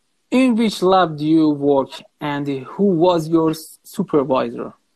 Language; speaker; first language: English; non-native, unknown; Persian